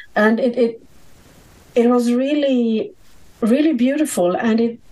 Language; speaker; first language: English; non-native, fluent; Swedish